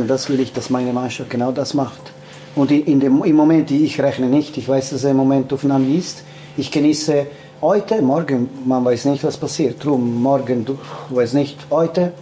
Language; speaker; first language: German; non-native, fluent; Italian